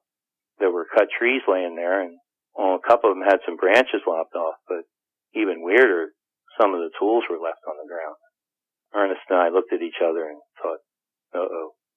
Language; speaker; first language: English; native; English